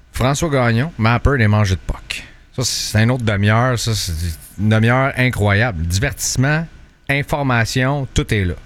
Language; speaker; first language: French; native; French